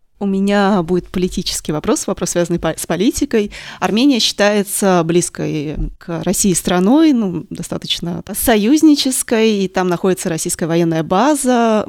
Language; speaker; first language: Russian; native; Russian